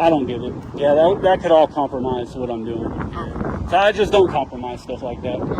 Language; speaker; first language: English; native; English